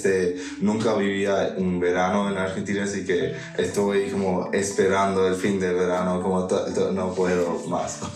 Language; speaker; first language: Spanish; non-native, fluent; English